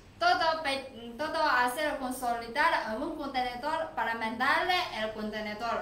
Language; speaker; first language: Spanish; non-native, learner; Chinese